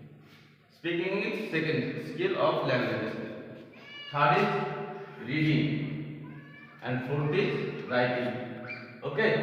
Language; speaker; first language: English; non-native, local second language; Bangla